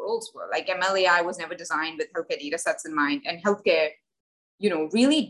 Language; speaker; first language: English; non-native, local second language; Hindi